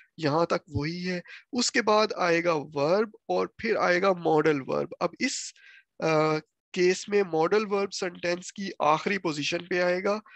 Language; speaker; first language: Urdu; non-native, local second language; Punjabi